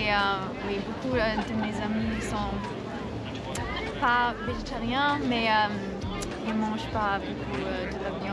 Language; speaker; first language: French; non-native, fluent; German